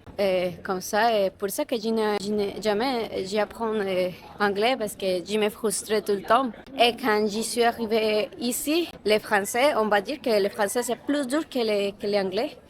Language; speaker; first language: French; non-native, learner; Spanish